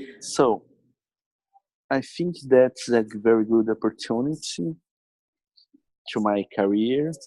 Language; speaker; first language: English; non-native, learner; Portuguese